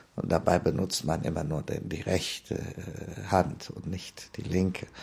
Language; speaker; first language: German; non-native, fluent; Italian